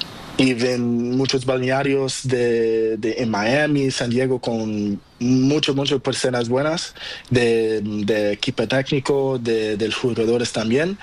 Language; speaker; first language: Spanish; non-native, learner; Portuguese